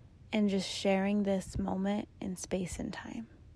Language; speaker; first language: English; native; English